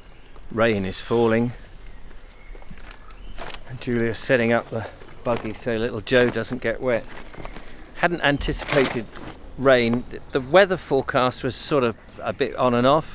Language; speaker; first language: English; native; English